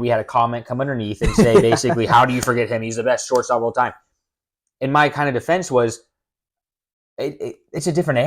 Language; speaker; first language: English; native; English